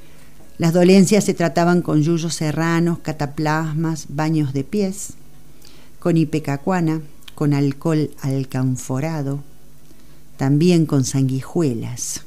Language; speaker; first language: Spanish; native; Spanish